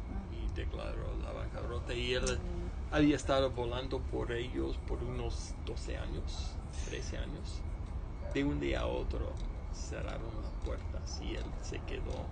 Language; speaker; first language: Spanish; non-native, fluent; English